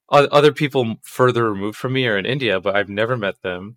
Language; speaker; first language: English; native; English